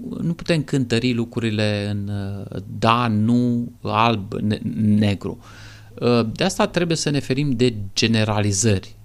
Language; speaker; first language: Romanian; native; Romanian